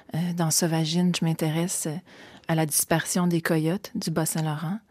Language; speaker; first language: French; native; French